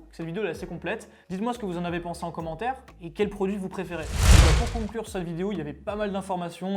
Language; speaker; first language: French; native; French